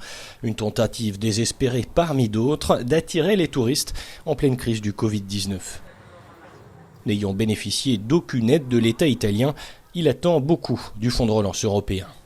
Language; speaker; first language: French; native; French